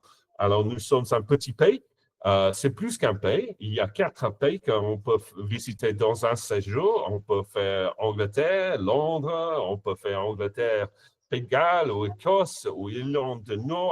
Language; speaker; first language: French; non-native, fluent; English